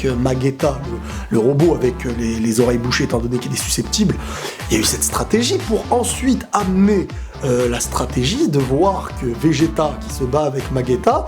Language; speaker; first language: French; native; French